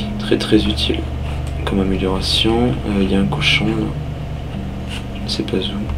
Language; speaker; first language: French; native; French